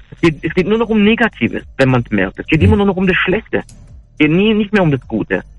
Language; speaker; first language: German; early bilingual, other home language; Turkish